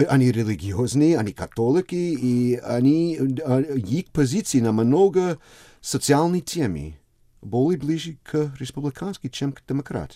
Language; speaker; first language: Russian; non-native, fluent; English